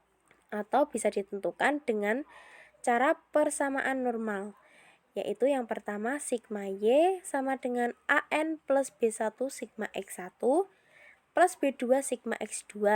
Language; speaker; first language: Indonesian; native; Indonesian